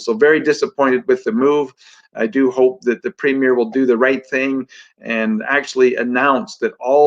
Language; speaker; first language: English; native; English